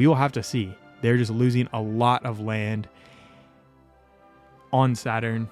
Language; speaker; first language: English; native; English